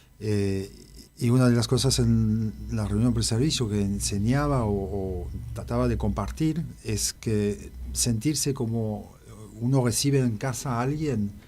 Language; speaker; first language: Spanish; non-native, fluent; French